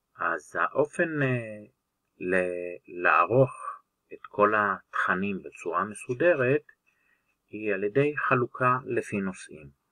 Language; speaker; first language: Hebrew; native; Hebrew